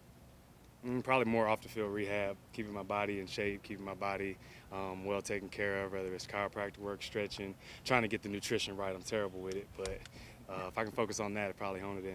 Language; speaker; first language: English; native; English